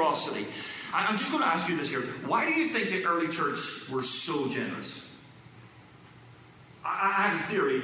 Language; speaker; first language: English; native; English